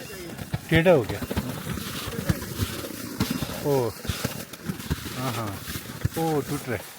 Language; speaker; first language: Hindi; non-native, local second language; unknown